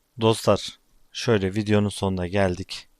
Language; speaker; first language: Turkish; native; Turkish